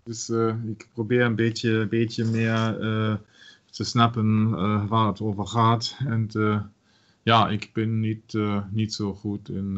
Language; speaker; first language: Dutch; non-native, learner; German